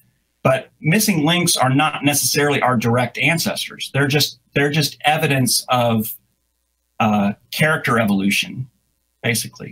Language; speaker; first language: English; native; English